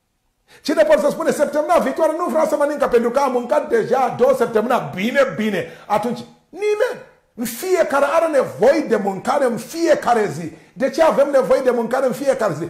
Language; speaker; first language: Romanian; non-native, learner; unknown